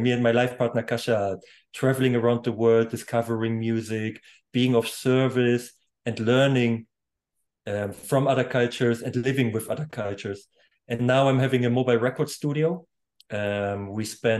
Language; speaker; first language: English; non-native, fluent; German